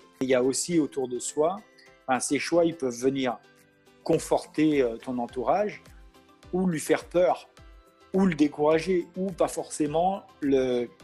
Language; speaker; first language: French; native; French